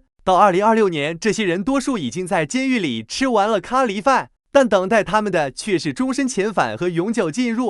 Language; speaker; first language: Chinese; native; Chinese